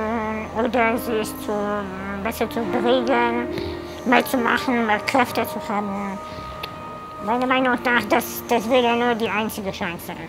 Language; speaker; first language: German; non-native, fluent; Polish